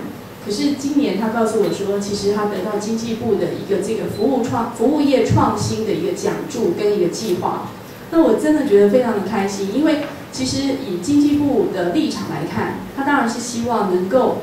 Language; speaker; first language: Chinese; native; Chinese